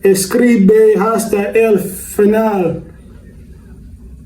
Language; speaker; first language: Spanish; non-native, learner; English